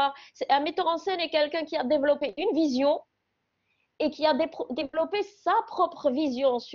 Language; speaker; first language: French; non-native, local second language; Arabic